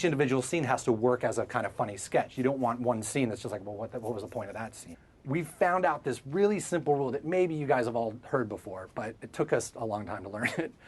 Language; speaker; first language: English; native; English